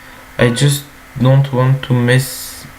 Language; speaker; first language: English; non-native, learner; French